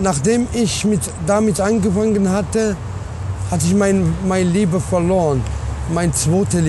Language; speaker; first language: German; non-native, learner; Arabic